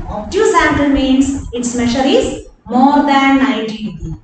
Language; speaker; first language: English; non-native, local second language; Malayalam